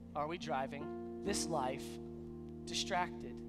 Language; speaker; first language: English; native; English